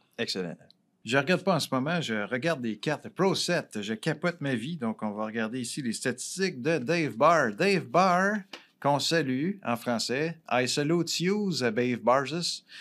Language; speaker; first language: French; native; French